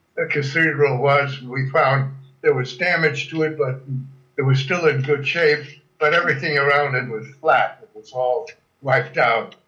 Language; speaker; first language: English; non-native, fluent; German